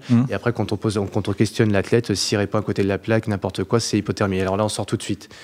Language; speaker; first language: French; native; French